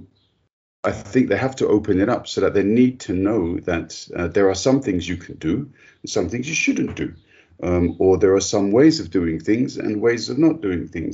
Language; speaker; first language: English; native; English